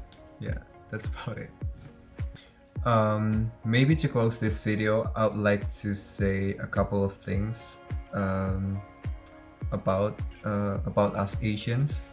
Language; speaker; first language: English; non-native, fluent; Indonesian